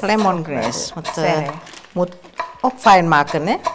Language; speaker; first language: Dutch; non-native, learner; Indonesian